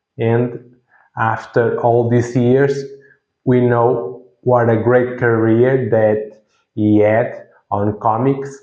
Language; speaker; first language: English; non-native, fluent; Portuguese